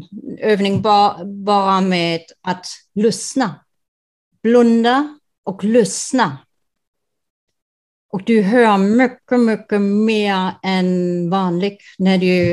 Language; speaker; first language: Swedish; non-native, fluent; German